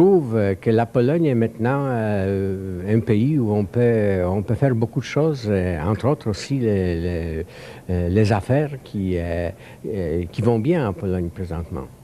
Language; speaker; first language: French; non-native, fluent; Polish